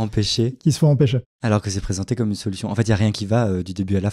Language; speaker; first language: French; native; French